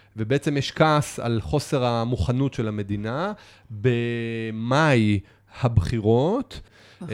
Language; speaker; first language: Hebrew; native; Hebrew